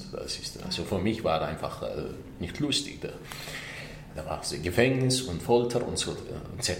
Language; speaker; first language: German; non-native, fluent; Arabic